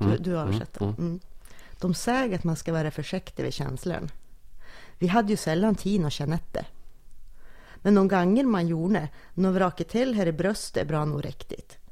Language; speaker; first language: Swedish; native; Swedish